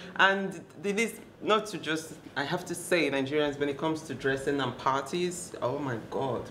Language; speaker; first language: English; non-native, local second language; Igbo